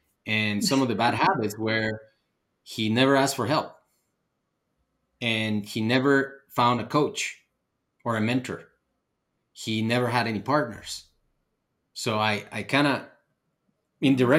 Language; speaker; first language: English; non-native, fluent; Spanish